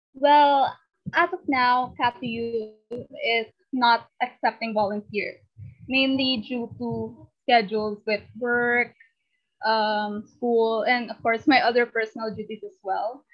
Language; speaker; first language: English; non-native, local second language; Filipino